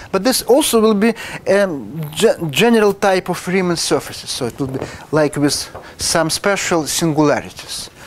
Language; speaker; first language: English; non-native, fluent; Russian